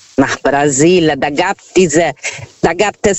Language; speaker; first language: German; non-native, fluent; Portuguese